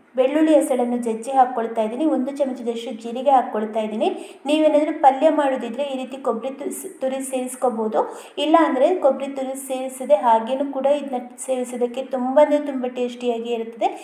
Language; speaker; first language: Kannada; non-native, local second language; Tulu